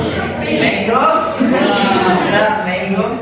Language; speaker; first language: English; non-native, local second language; Javanese